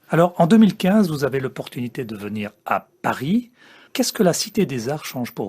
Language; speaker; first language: French; native; French